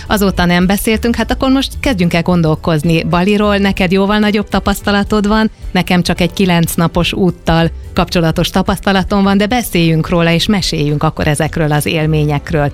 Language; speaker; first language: Hungarian; native; Hungarian